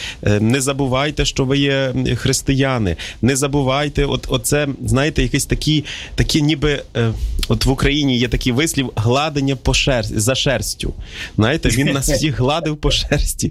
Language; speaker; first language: Ukrainian; native; Ukrainian